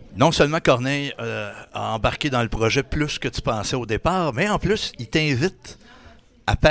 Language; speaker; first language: French; native; French